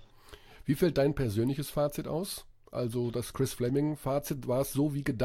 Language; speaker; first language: German; native; German